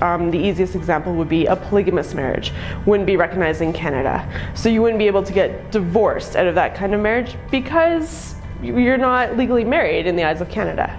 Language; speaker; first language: English; native; English